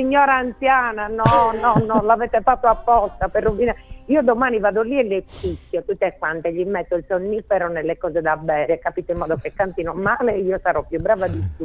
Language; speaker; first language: Italian; native; Italian